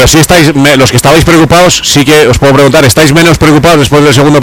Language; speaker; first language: Spanish; native; Spanish